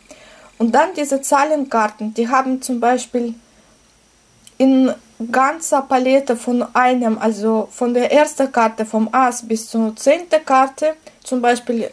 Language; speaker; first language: German; non-native, fluent; Russian